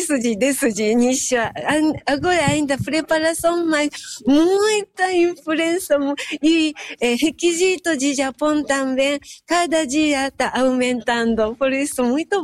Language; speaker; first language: Portuguese; non-native, learner; Japanese